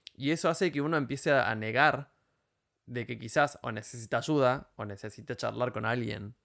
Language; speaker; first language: Spanish; native; Spanish